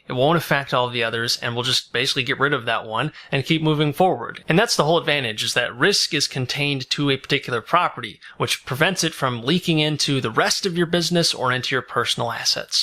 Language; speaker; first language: English; native; English